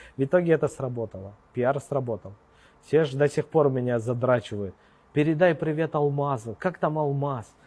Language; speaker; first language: Russian; native; Russian